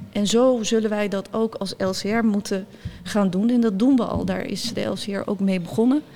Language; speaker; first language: Dutch; early bilingual, other home language; Turkish